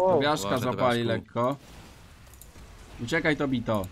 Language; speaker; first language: Polish; native; Polish